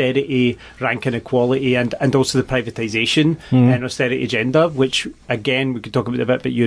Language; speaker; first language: English; native; English